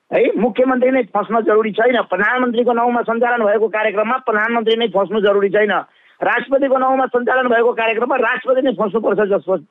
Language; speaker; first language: Nepali; non-native, local second language; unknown